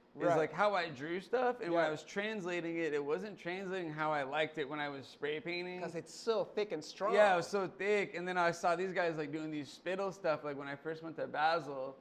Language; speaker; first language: English; native; English